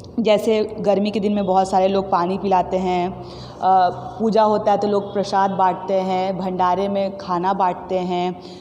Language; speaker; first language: Hindi; native; Hindi